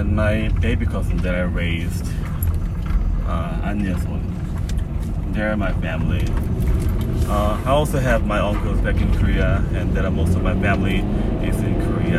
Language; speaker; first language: English; non-native, fluent; Korean